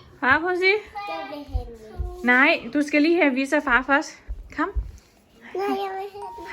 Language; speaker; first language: Danish; non-native, learner; Thai